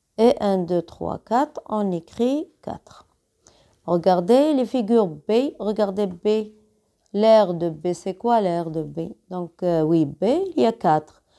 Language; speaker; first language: French; non-native, local second language; Arabic